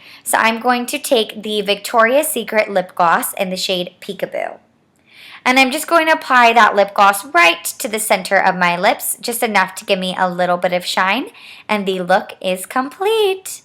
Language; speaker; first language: English; native; English